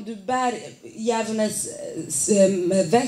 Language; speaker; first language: Swedish; non-native, fluent; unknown